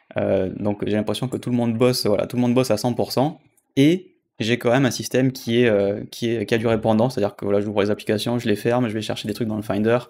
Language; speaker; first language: French; native; French